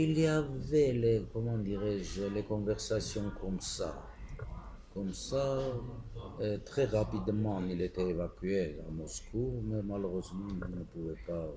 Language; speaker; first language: French; non-native, fluent; Armenian